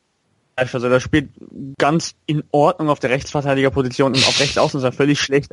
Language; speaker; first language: German; native; German